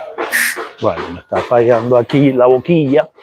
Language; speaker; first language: Spanish; native; Spanish